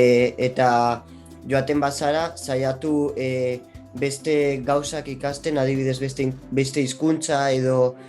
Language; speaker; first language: Basque; non-native, local second language; Spanish